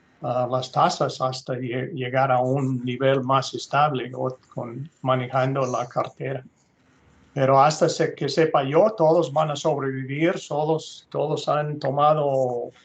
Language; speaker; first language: Spanish; non-native, fluent; English